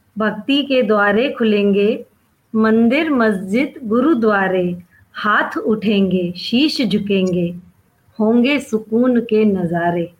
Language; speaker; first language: Hindi; non-native, local second language; Sindhi